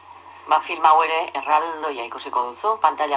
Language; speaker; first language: Basque; native; Basque